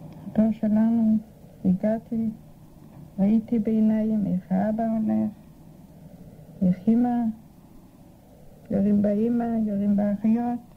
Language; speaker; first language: Hebrew; non-native, fluent; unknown